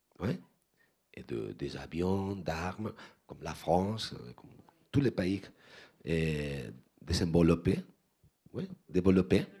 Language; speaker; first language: French; non-native, learner; Spanish